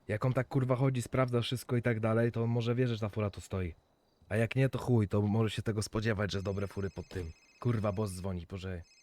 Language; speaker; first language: Polish; native; Polish